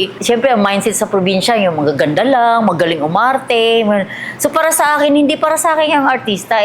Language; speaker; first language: Filipino; non-native, local second language; Cebuano